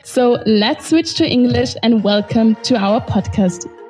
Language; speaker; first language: English; non-native, fluent; German